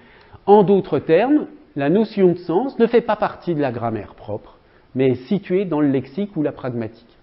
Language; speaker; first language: French; native; French